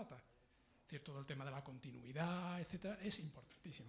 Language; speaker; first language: Spanish; native; Spanish